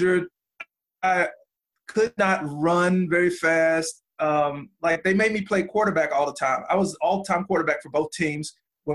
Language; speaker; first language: English; native; English